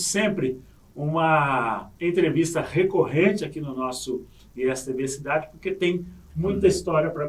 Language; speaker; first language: Portuguese; native; Portuguese